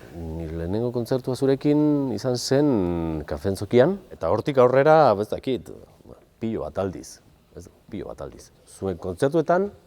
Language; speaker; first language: Basque; non-native, local second language; Spanish